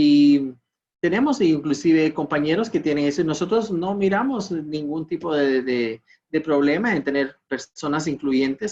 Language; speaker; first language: Spanish; native; Spanish